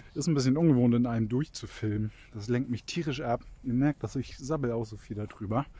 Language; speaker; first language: German; native; German